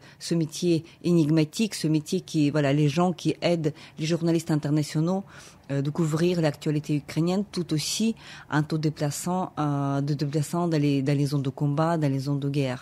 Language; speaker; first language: French; non-native, fluent; Ukrainian